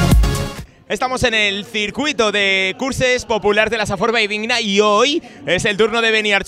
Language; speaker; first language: Spanish; native; Spanish